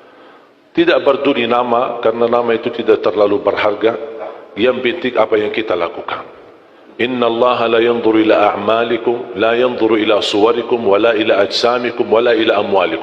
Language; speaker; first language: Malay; non-native, fluent; Arabic